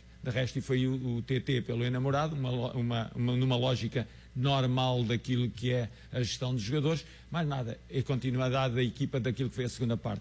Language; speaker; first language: Portuguese; native; Portuguese